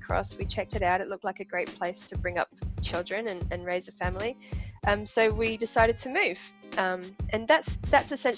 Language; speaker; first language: English; native; English